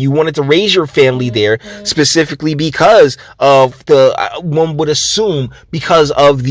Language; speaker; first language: English; native; English